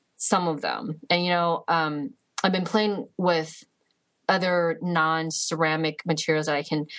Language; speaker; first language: English; early bilingual, other home language; Chinese